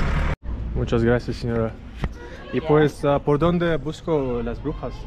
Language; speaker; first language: Spanish; non-native, learner; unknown